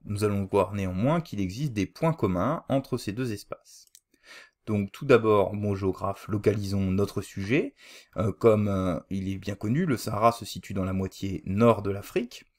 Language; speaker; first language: French; native; French